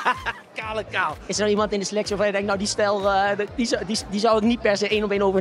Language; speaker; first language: Dutch; native; Dutch